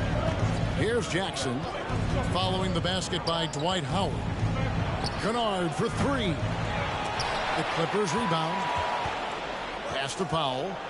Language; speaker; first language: English; native; English